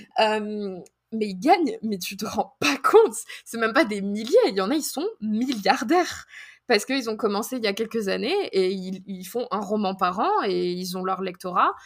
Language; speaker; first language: French; native; French